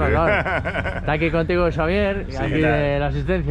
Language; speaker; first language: Spanish; native; Spanish